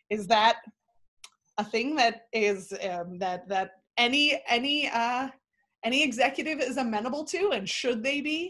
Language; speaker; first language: English; native; English